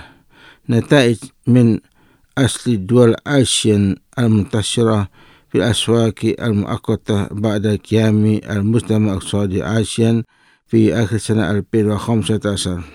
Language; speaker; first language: Arabic; non-native, fluent; Indonesian